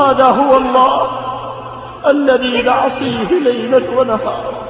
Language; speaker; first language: Arabic; native; Arabic